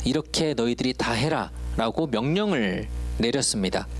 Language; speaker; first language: Korean; native; Korean